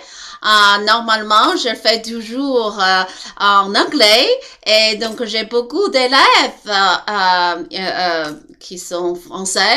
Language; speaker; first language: French; non-native, learner; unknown